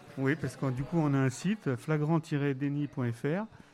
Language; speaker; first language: French; native; French